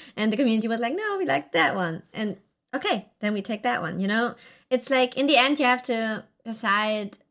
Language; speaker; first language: English; non-native, fluent; Italian